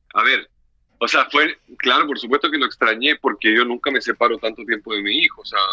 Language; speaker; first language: Spanish; native; Spanish